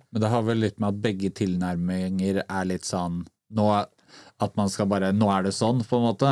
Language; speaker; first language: Norwegian; native; Norwegian